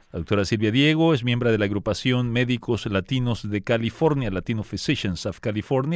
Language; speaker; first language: Spanish; native; Spanish